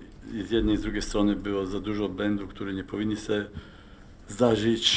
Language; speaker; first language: Polish; non-native, fluent; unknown